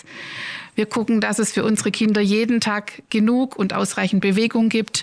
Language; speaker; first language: German; native; German